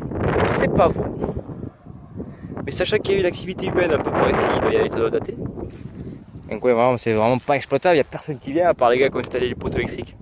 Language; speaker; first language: French; native; French